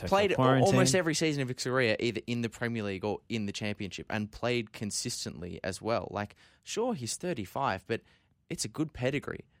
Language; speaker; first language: English; native; English